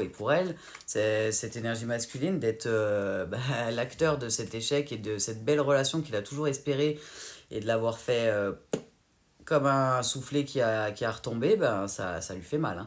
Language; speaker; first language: French; native; French